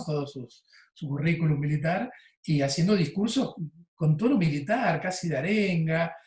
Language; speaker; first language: Spanish; native; Spanish